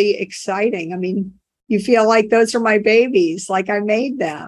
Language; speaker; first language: English; native; English